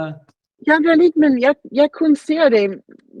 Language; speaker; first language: Danish; non-native, learner; English